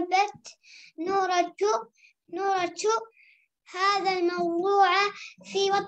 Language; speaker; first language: Arabic; native; Arabic